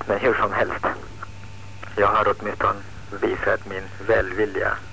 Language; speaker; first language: Swedish; non-native, fluent; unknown